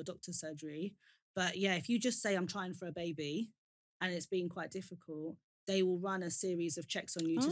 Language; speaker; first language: English; native; English